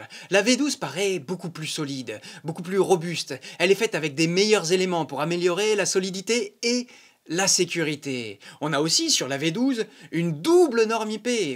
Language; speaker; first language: French; native; French